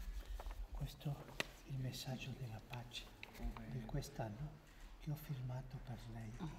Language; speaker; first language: Italian; non-native, fluent; Spanish